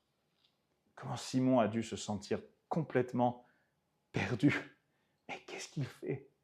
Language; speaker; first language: French; native; French